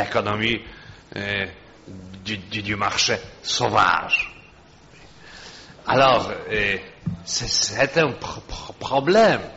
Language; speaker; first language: French; non-native, fluent; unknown